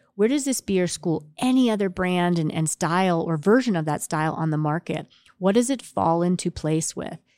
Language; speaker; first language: English; native; English